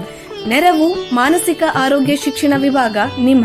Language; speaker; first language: Kannada; native; Kannada